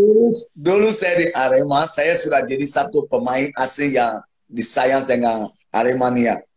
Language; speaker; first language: Indonesian; non-native, fluent; English